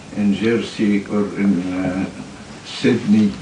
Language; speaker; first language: English; non-native, fluent; Arabic